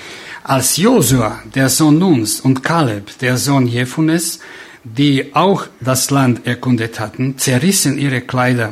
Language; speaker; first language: German; non-native, fluent; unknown